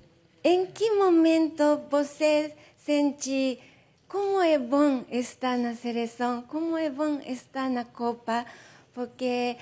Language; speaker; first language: Portuguese; non-native, fluent; Japanese